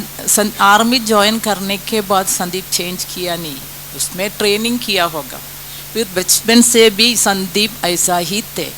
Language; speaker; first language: Hindi; non-native, local second language; Malayalam